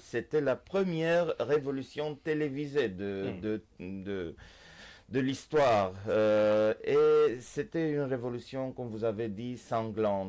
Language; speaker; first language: French; non-native, fluent; Romanian